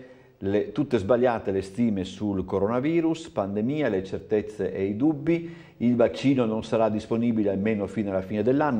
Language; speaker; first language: Italian; native; Italian